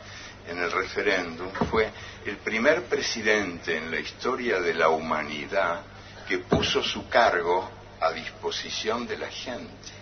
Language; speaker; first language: Spanish; native; Spanish